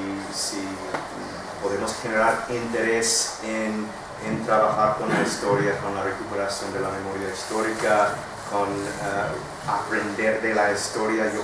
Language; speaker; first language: Spanish; non-native, fluent; English